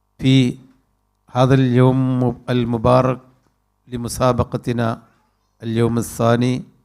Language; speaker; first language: Arabic; non-native, fluent; Malayalam